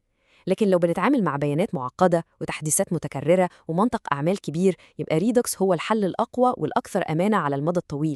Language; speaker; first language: Arabic; native; Arabic